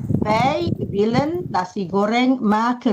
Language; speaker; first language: Dutch; non-native, fluent; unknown